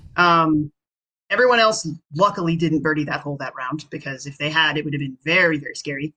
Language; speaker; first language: English; native; English